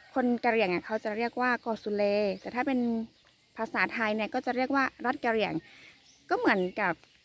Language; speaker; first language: Thai; non-native, local second language; Karen languages